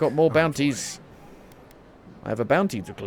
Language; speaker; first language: English; native; English